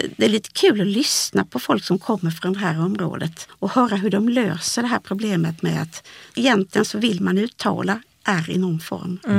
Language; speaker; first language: Swedish; native; Swedish